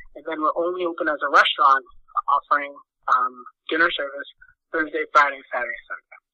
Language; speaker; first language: English; native; English